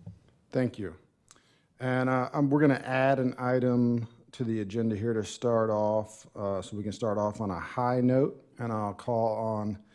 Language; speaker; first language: English; native; English